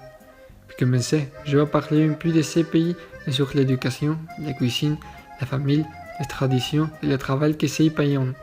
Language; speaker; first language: French; non-native, learner; Spanish